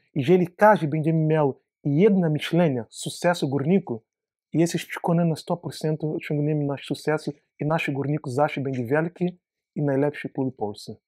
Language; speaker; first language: Polish; non-native, learner; Portuguese